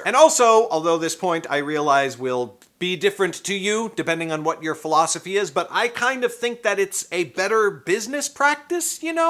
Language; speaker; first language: English; native; English